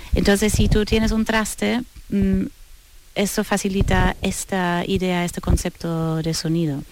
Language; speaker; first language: Spanish; non-native, fluent; German